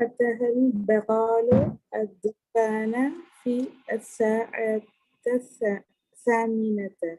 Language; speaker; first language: Arabic; non-native, learner; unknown